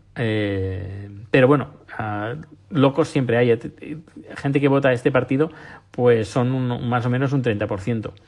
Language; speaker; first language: Spanish; native; Spanish